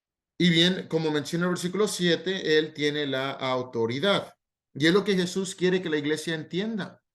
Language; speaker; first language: Spanish; native; Spanish